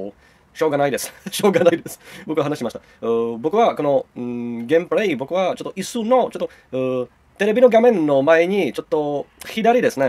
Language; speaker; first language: Japanese; non-native, learner; Czech